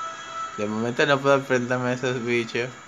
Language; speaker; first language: Spanish; native; Spanish